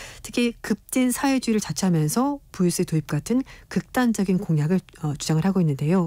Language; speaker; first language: Korean; native; Korean